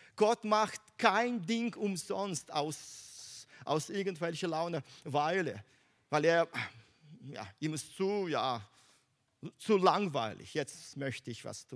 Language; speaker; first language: German; non-native, fluent; Russian